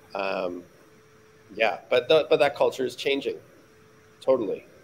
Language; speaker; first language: English; native; English